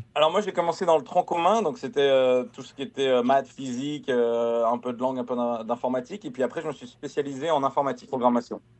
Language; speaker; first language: French; native; French